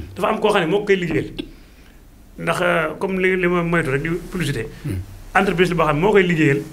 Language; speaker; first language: Wolof; native; Wolof